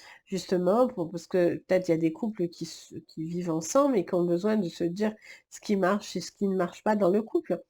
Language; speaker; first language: French; native; French